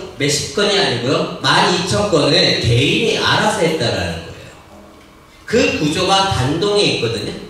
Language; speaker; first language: Korean; native; Korean